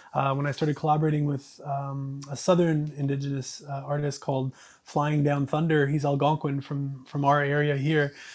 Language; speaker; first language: English; native; English